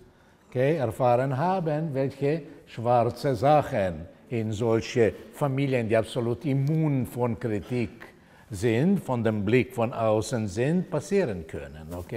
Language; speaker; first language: German; non-native, fluent; Portuguese